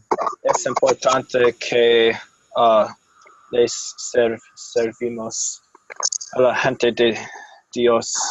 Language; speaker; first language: Spanish; non-native, fluent; English